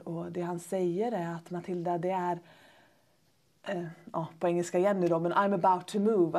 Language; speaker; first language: Swedish; native; Swedish